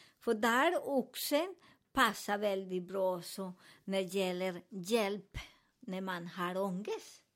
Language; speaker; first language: Swedish; non-native, learner; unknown